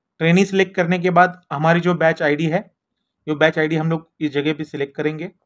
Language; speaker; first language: Hindi; non-native, local second language; Marathi